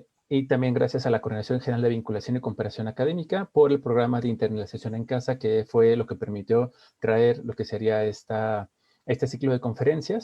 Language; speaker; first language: Spanish; native; Spanish